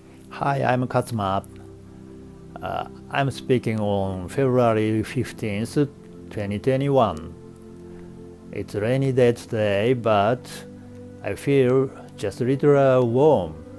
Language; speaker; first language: English; non-native, learner; Japanese